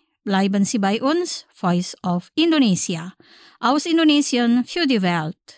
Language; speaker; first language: German; non-native, fluent; Indonesian